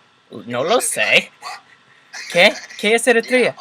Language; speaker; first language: Spanish; non-native, learner; English